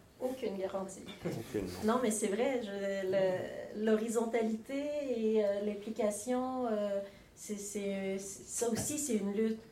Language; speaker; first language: French; native; French